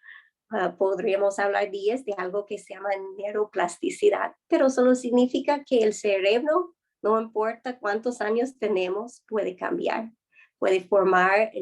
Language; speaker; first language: Spanish; non-native, fluent; English